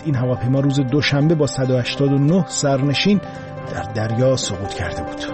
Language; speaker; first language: Persian; native; Persian